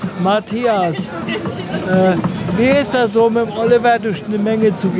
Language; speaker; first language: German; native; German